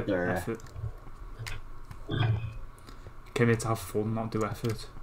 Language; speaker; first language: English; native; English